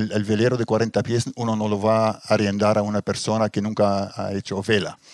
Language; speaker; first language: Spanish; non-native, fluent; Dutch